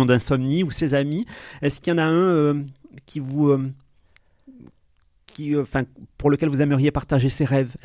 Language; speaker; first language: French; native; French